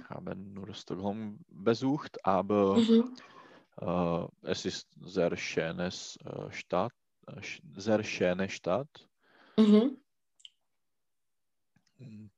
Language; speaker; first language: German; non-native, learner; Czech